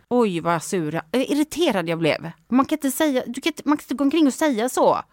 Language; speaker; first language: Swedish; native; Swedish